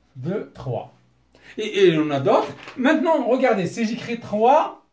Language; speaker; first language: French; non-native, local second language; Arabic